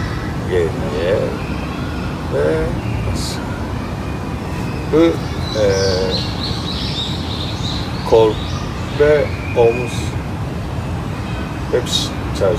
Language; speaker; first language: Turkish; non-native, learner; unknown